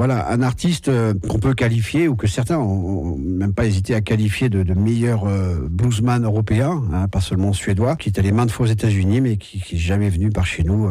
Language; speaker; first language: French; native; French